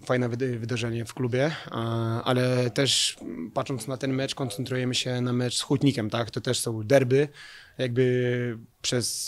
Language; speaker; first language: Polish; non-native, fluent; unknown